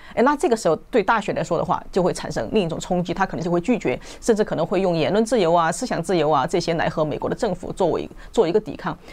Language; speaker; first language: Chinese; native; Chinese